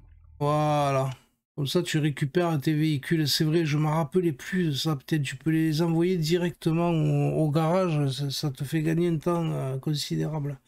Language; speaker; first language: French; native; French